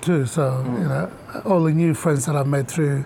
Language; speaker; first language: English; non-native, local second language; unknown